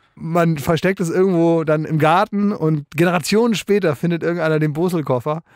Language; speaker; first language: German; native; German